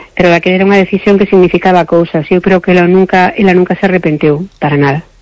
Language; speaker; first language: Galician; non-native, local second language; Spanish